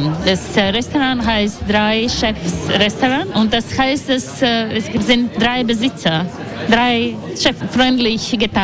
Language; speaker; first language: German; non-native, learner; Latvian